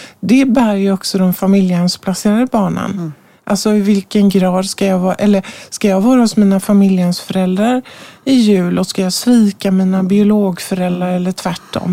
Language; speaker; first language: Swedish; native; Swedish